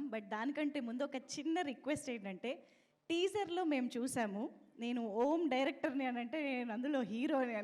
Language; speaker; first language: Telugu; native; Telugu